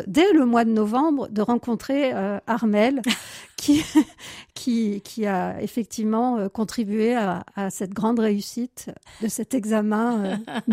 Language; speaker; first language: French; native; French